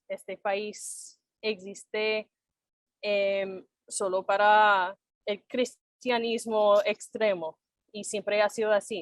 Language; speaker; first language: Spanish; non-native, fluent; English